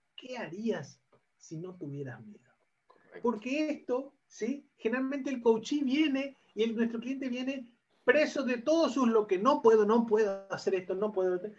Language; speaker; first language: Spanish; native; Spanish